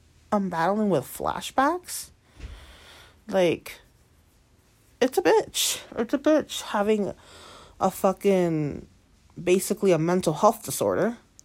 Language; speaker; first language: English; early bilingual, other home language; Spanish